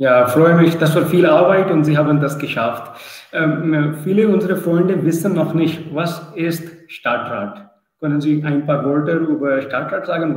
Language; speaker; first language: German; non-native, learner; Urdu